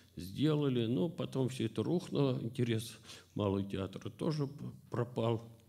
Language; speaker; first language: Russian; native; Russian